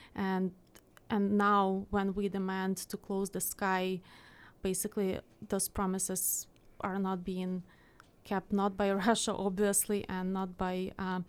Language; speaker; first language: English; non-native, fluent; Ukrainian